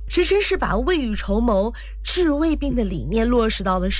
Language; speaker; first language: Chinese; native; Chinese